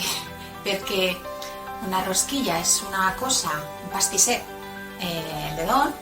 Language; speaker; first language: Catalan; non-native, local second language; Spanish